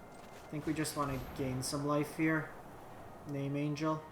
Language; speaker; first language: English; native; English